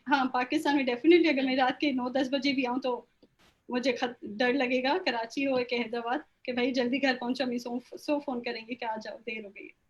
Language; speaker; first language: Urdu; non-native, local second language; Sindhi